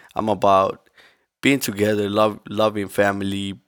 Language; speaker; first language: English; early bilingual, other home language; Spanish